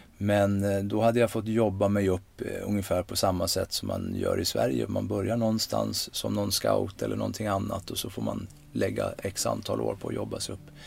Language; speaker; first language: Swedish; native; Swedish